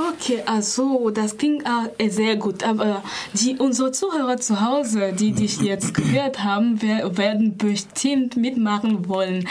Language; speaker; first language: German; non-native, fluent; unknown